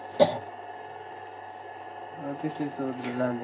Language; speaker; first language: English; non-native, learner; Japanese